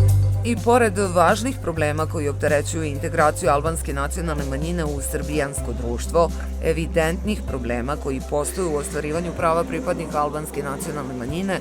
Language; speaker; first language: Serbian; native; Serbian